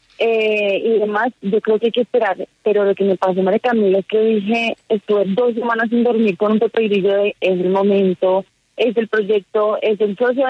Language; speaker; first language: Spanish; native; Spanish